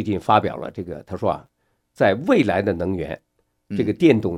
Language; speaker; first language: Chinese; native; Chinese